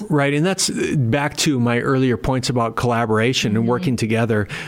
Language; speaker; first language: English; native; English